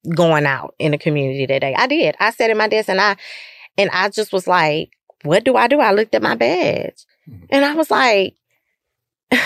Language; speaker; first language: English; native; English